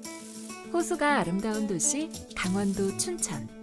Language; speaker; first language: Korean; native; Korean